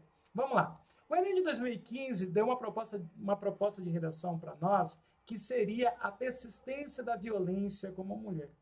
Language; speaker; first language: Portuguese; native; Portuguese